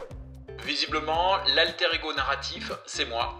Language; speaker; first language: French; native; French